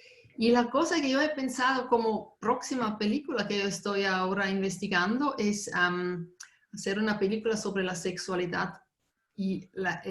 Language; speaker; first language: Spanish; non-native, fluent; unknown